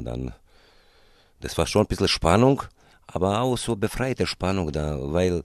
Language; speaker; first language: German; non-native, fluent; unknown